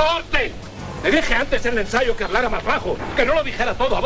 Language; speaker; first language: Spanish; native; Spanish